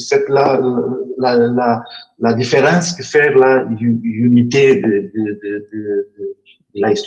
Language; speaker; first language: French; non-native, learner; Portuguese